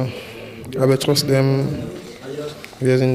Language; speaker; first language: German; non-native, fluent; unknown